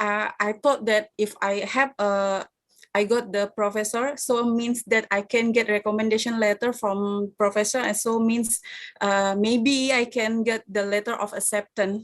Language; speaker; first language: English; non-native, fluent; Indonesian